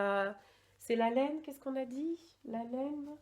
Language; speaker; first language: French; native; French